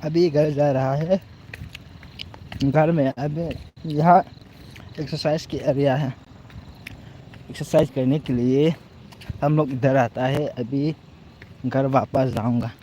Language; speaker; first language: Hindi; non-native, local second language; Thado Chin